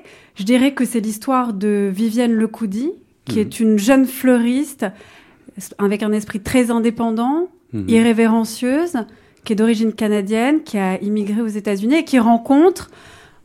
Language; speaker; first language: French; native; French